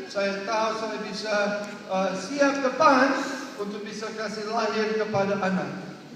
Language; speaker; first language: Indonesian; non-native, learner; English